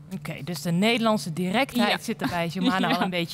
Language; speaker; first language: Dutch; native; Dutch